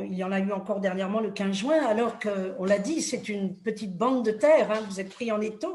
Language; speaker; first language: French; native; French